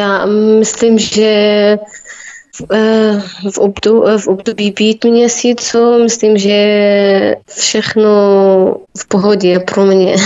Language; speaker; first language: Czech; non-native, learner; Arabic